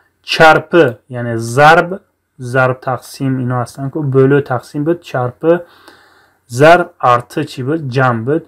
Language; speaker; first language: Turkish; non-native, fluent; Tajik